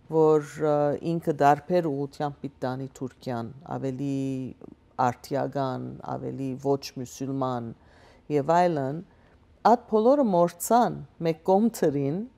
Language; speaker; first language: Armenian; early bilingual, heritage; Armenian